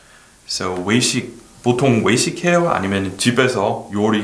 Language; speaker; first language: Korean; non-native, fluent; English